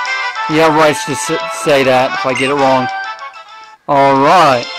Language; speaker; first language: English; native; English